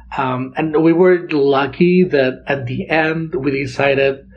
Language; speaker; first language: English; non-native, fluent; Catalan